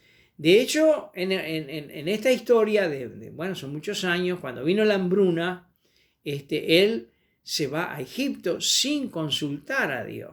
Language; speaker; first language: Spanish; native; Spanish